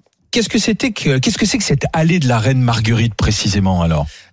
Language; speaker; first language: French; native; French